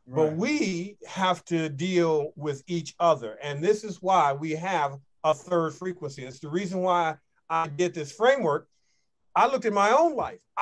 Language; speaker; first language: English; native; English